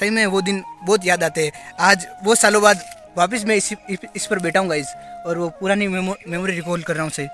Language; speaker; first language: Hindi; non-native, local second language; Rajasthani